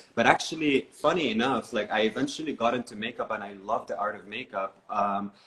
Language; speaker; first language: English; non-native, fluent; Arabic